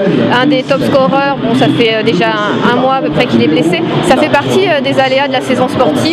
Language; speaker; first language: French; native; French